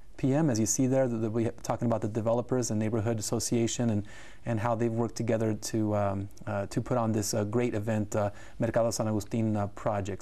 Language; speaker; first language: English; early bilingual, other home language; Spanish